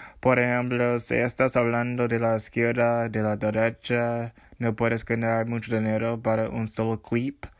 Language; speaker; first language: Spanish; non-native, learner; English